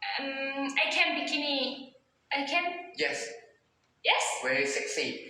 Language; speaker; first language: English; non-native, learner; Thai